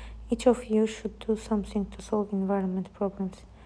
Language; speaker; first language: English; non-native, fluent; Azerbaijani